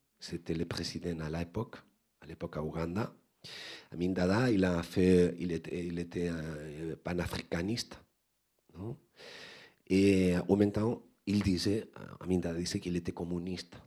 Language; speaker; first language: French; non-native, learner; Spanish